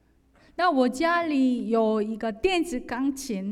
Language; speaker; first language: Chinese; non-native, fluent; Korean